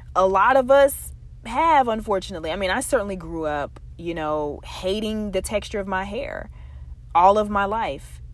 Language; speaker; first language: English; native; English